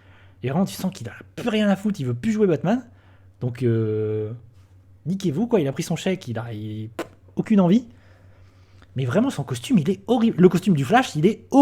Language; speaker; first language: French; native; French